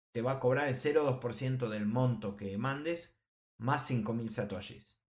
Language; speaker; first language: Spanish; native; Spanish